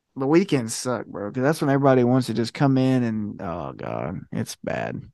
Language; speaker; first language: English; native; English